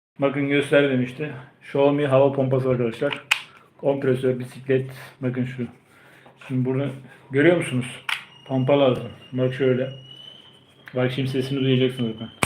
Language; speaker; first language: Turkish; early bilingual, heritage; Turkish